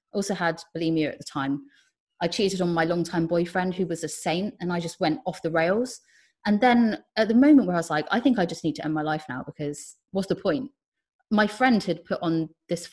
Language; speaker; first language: English; native; English